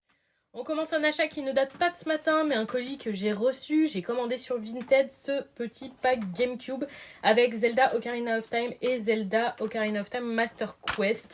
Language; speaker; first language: French; native; French